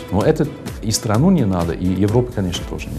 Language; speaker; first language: Russian; non-native, fluent; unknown